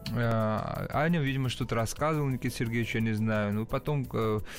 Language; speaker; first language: Russian; early bilingual, other home language; Georgian